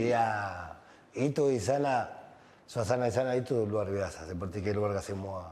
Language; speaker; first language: Indonesian; non-native, fluent; Spanish